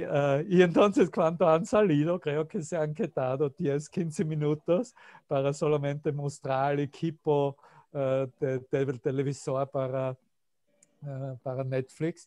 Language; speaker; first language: Spanish; non-native, fluent; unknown